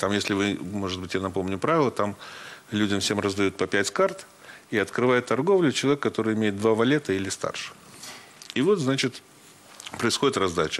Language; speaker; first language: Russian; native; Russian